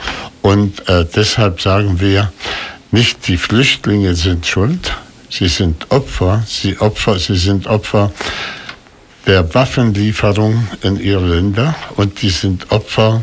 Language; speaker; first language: German; non-native, fluent; Arabic